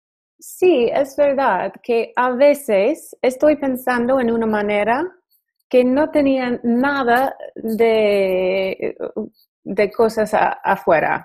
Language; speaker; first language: Spanish; non-native, learner; English